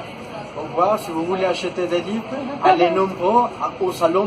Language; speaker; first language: French; non-native, fluent; Spanish